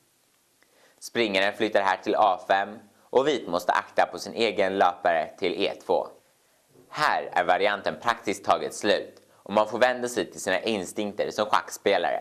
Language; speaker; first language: Swedish; native; Swedish